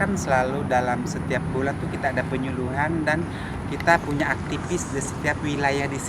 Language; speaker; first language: Indonesian; native; Indonesian